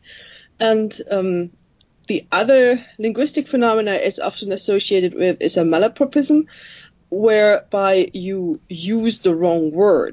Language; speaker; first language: English; non-native, fluent; German